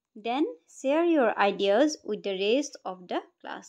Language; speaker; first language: English; non-native, local second language; Assamese